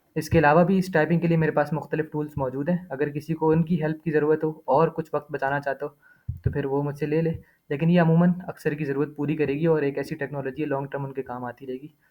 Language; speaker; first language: Urdu; native; Urdu